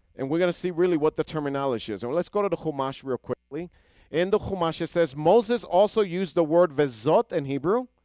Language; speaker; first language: English; non-native, fluent; Hebrew